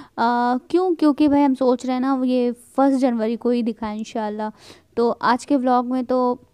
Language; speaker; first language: Hindi; native; Hindi